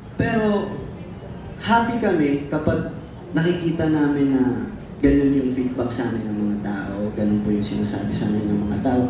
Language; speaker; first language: Filipino; native; Filipino